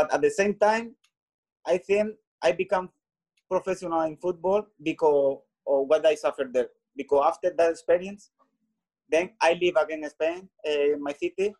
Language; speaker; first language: English; non-native, learner; Spanish